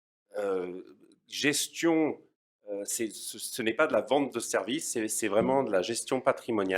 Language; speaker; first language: French; native; French